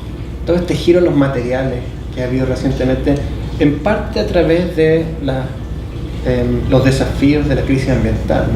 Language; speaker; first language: Spanish; native; Spanish